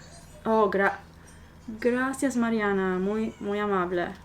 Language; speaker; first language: Spanish; non-native, fluent; English